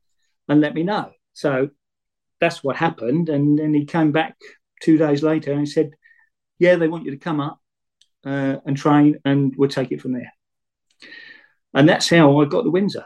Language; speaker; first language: English; native; English